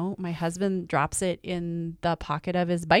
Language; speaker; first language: English; native; English